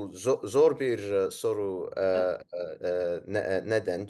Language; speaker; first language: Turkish; non-native, learner; Arabic